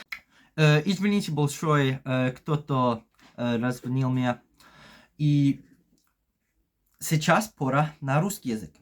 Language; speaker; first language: Russian; non-native, learner; Polish